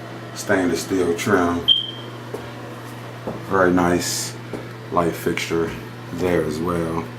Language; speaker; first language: English; native; English